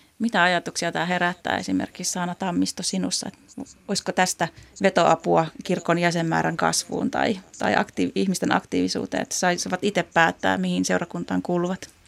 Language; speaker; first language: Finnish; native; Finnish